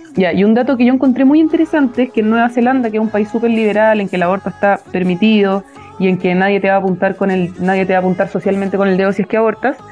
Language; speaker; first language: Spanish; native; Spanish